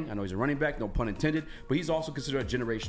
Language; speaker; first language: English; native; English